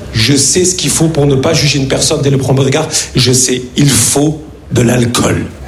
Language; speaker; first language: French; early bilingual, other home language; Arabic